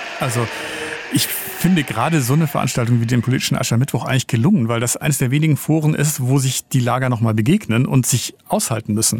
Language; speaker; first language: German; native; German